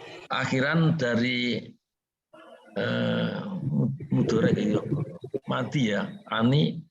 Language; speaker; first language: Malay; non-native, local second language; Javanese